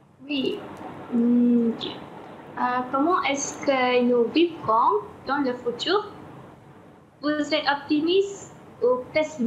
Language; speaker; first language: French; non-native, learner; Malay